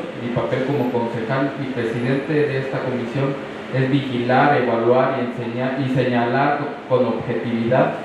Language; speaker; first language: Spanish; native; Spanish